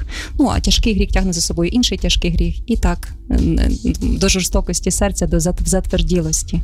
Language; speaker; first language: Ukrainian; native; Ukrainian